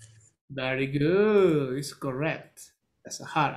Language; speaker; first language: English; non-native, learner; Spanish